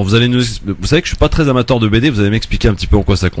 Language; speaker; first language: French; native; French